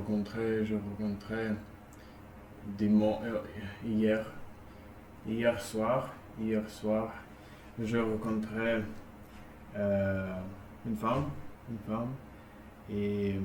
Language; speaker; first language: French; non-native, learner; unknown